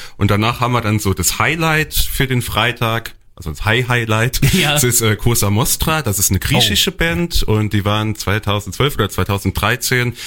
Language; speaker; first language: German; native; German